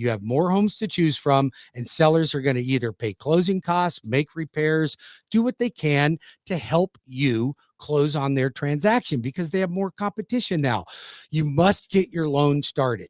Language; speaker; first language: English; native; English